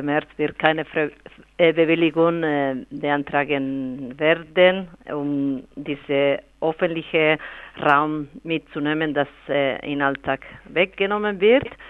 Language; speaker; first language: German; non-native, fluent; Spanish